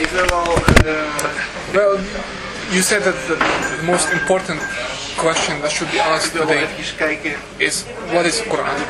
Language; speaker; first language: English; non-native, fluent; Dutch